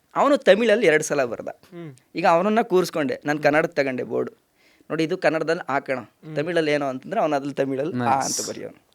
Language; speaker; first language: Kannada; native; Kannada